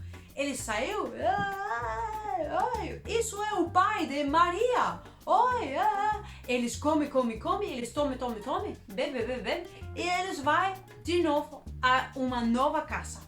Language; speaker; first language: Portuguese; non-native, learner; Danish